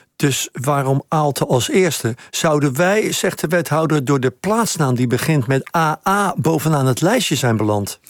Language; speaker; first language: Dutch; native; Dutch